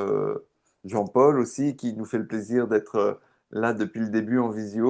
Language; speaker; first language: French; native; French